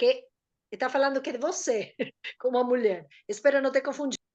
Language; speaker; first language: Portuguese; non-native, fluent; Spanish